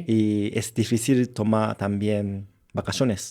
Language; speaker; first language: Spanish; non-native, learner; Japanese